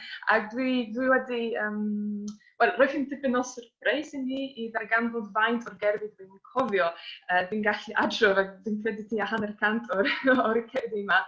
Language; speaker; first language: Welsh; non-native, fluent; Polish